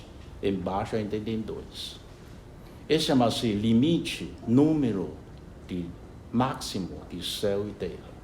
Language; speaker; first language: Portuguese; non-native, fluent; Chinese